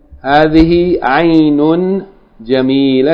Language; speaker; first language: Arabic; non-native, fluent; English